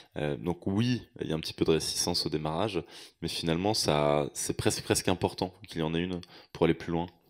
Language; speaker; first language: French; native; French